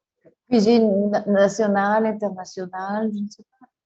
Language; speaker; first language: French; non-native, fluent; Spanish